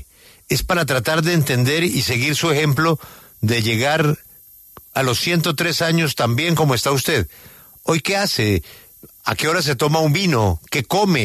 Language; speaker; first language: Spanish; native; Spanish